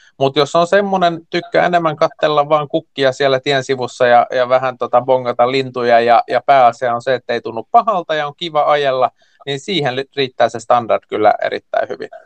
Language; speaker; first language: Finnish; non-native, local second language; Swedish